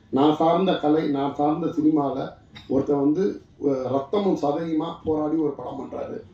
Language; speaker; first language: Tamil; native; Tamil